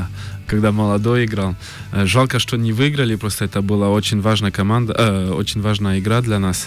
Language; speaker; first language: Russian; early bilingual, heritage; French